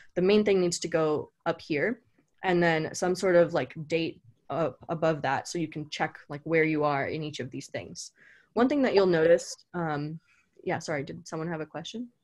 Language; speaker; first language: English; native; English